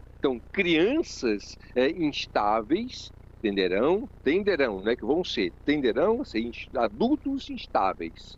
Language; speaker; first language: Portuguese; native; Portuguese